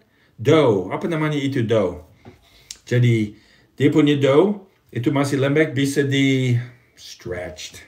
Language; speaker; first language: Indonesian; non-native, fluent; English